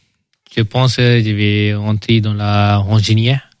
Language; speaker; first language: French; early bilingual, other home language; Malay